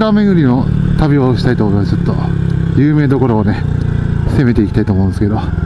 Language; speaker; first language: Japanese; native; Japanese